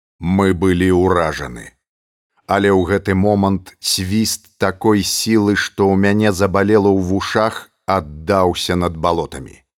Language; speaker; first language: Belarusian; native; Belarusian